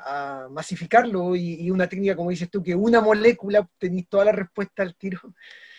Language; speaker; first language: Spanish; native; Spanish